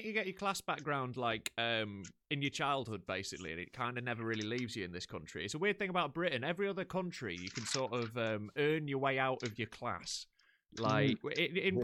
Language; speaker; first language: English; native; English